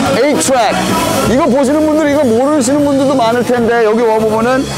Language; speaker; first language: Korean; early bilingual, heritage; Korean